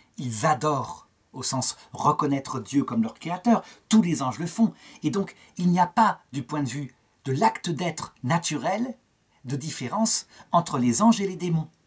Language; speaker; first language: French; native; French